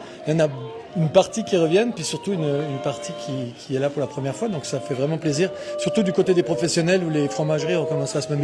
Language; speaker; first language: French; native; French